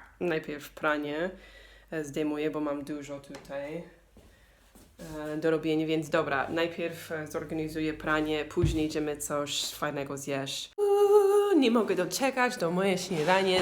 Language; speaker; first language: Polish; non-native, learner; English